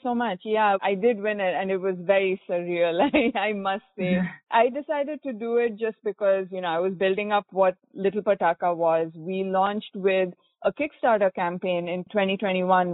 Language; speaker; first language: English; non-native, local second language; Konkani